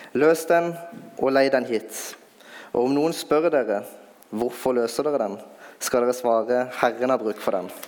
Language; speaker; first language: Norwegian; native; Norwegian